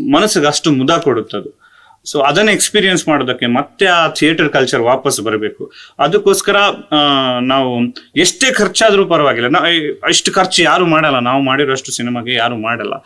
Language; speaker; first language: Kannada; non-native, local second language; Tulu